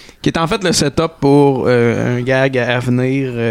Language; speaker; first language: French; native; French